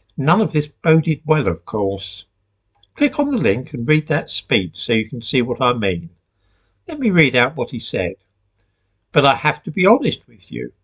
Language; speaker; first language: English; native; English